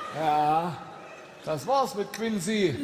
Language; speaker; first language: German; native; German